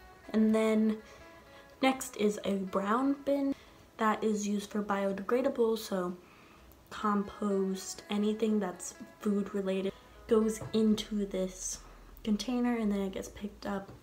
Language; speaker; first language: English; native; English